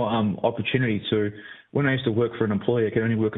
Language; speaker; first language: English; native; English